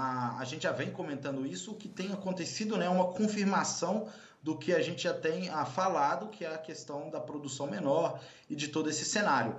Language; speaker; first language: Portuguese; native; Portuguese